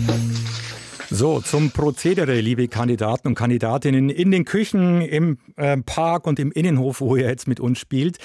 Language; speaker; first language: German; native; German